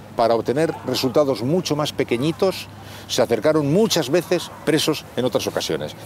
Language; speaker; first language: Spanish; native; Spanish